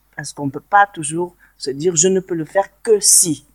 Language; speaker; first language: French; non-native, local second language; Wolof